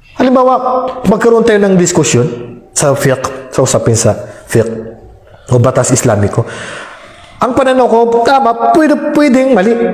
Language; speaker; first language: Filipino; non-native, local second language; Maranao